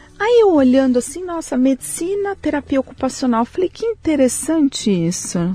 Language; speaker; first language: Portuguese; early bilingual, other home language; Spanish